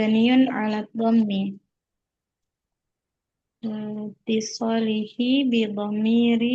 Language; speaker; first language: Arabic; non-native, learner; Indonesian